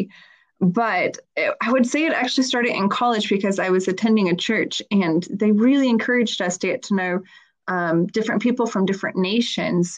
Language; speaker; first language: English; native; English